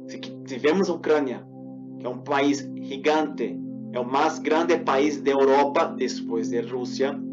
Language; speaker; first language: Portuguese; non-native, fluent; Spanish